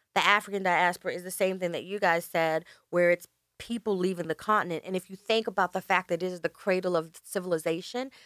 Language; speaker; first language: English; native; English